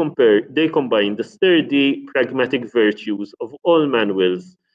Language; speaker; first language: English; non-native, local second language; Maltese